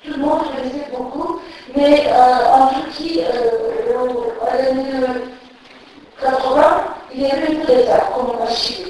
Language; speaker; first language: French; non-native, fluent; Turkish